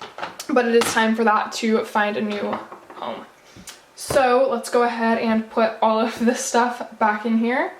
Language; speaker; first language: English; native; English